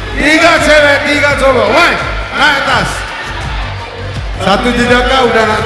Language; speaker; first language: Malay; non-native, local second language; Tamil